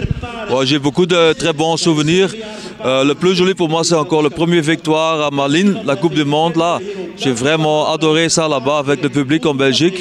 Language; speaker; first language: French; non-native, local second language; Dutch